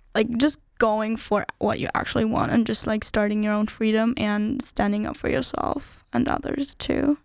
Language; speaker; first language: English; non-native, fluent; German